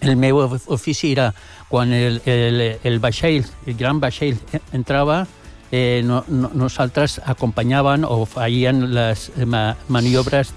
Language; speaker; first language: Catalan; non-native, local second language; Spanish